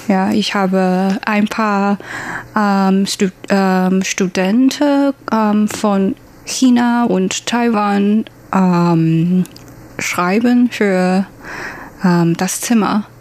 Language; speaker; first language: German; non-native, learner; Chinese